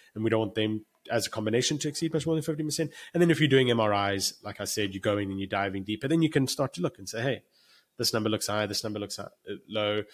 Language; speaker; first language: English; native; English